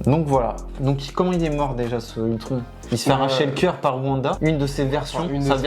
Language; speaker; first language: French; native; French